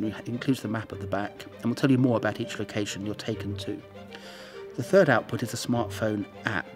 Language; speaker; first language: English; native; English